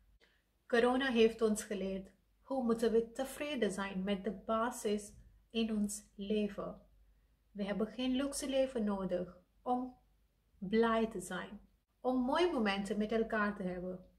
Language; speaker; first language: Dutch; non-native, fluent; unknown